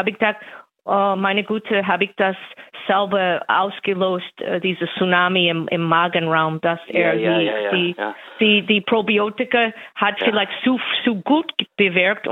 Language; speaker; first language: German; non-native, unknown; English